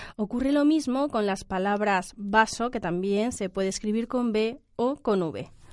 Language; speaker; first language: Spanish; native; Spanish